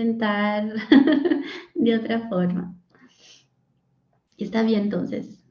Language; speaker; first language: Spanish; non-native, learner; Portuguese